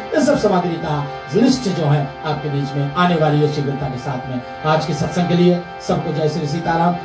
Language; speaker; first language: Hindi; native; Hindi